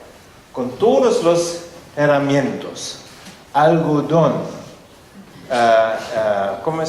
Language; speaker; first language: Spanish; non-native, fluent; German